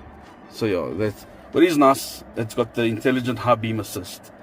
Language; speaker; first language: English; native; English